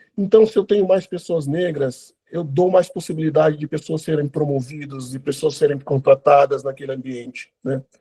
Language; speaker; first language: Portuguese; non-native, local second language; Kabuverdianu